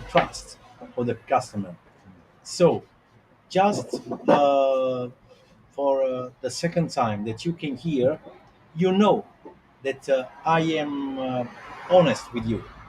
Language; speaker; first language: English; non-native, learner; Italian